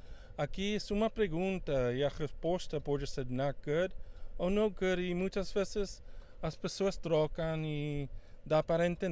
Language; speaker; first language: Portuguese; non-native, fluent; Spanish